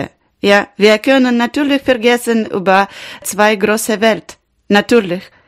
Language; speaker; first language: German; non-native, learner; Ukrainian